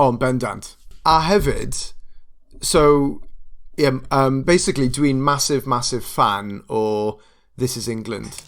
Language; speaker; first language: Welsh; non-native, local second language; English